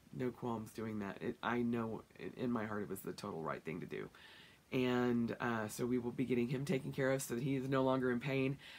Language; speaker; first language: English; native; English